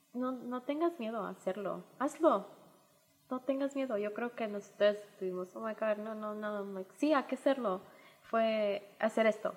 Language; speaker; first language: Spanish; early bilingual, heritage; Spanish